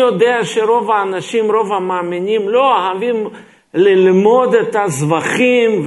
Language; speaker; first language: Hebrew; non-native, fluent; Russian